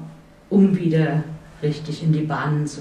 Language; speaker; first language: German; native; German